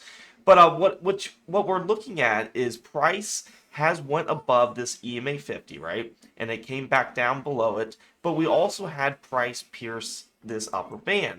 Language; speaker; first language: English; native; English